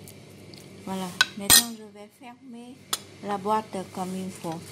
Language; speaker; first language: French; non-native, learner; Vietnamese